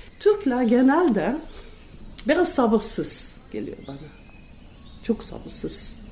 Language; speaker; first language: Turkish; non-native, fluent; Dutch